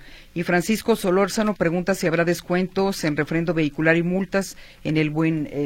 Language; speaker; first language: Spanish; native; Spanish